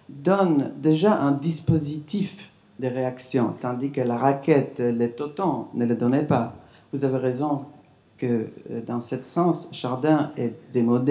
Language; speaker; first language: French; non-native, fluent; English